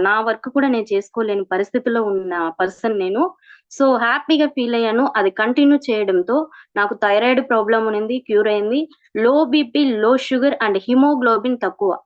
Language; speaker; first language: Telugu; native; Telugu